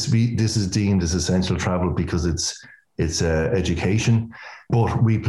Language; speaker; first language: English; native; English